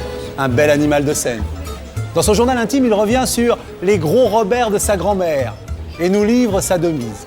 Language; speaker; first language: French; native; French